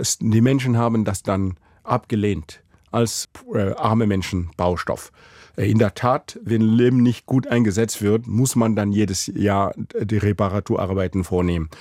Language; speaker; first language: German; non-native, fluent; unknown